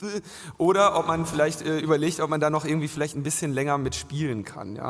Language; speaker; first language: German; native; German